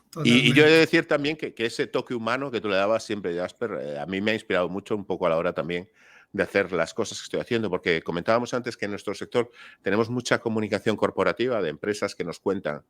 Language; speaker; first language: Spanish; native; Spanish